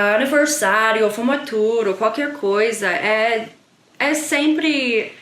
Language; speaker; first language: Portuguese; non-native, learner; English